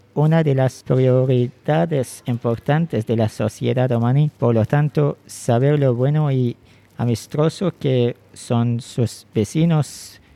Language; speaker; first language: Spanish; non-native, fluent; Arabic